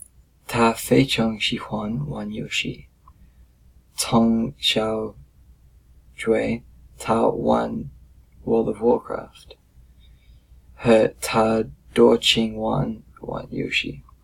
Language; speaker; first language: Chinese; non-native, learner; English